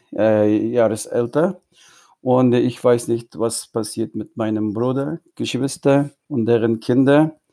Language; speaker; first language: German; non-native, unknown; Uyghur